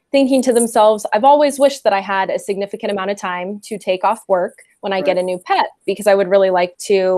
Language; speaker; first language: English; native; English